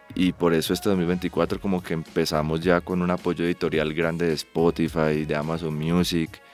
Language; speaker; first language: Spanish; native; Spanish